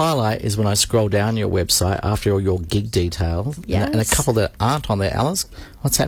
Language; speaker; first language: English; native; English